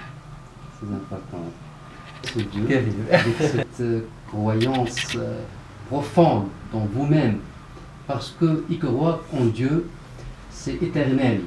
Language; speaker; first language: French; non-native, local second language; Arabic